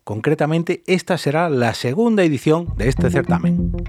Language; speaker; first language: Spanish; native; Spanish